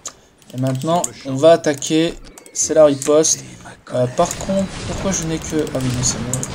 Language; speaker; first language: French; native; French